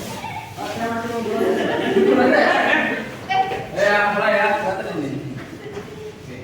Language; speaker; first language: Indonesian; native; Indonesian